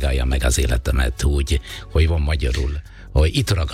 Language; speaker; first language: Hungarian; non-native, learner; Italian